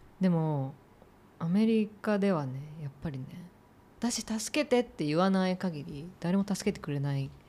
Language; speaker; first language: Japanese; native; Japanese